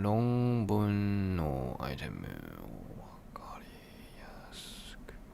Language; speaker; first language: Japanese; non-native, learner; English